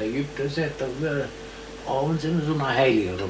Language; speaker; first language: German; native; German